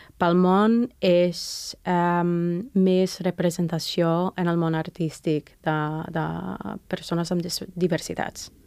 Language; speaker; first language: Catalan; non-native, fluent; English